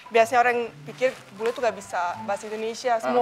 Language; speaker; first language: Indonesian; non-native, fluent; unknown